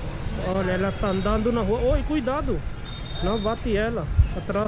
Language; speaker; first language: Portuguese; non-native, learner; Hindi